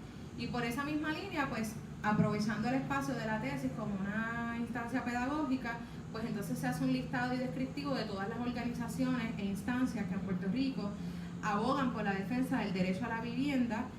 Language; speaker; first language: Spanish; native; Spanish